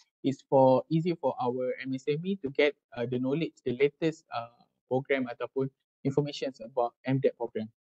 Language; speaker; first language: English; non-native, local second language; Malay